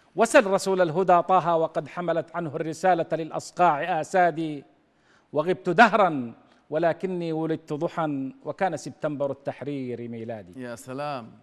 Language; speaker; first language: Arabic; native; Arabic